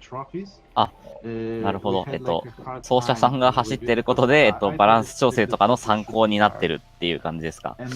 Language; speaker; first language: Japanese; native; Japanese